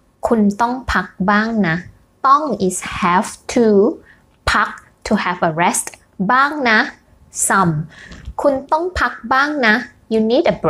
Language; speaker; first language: Thai; native; Thai